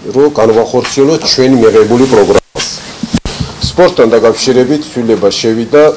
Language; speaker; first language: Georgian; non-native, local second language; Azerbaijani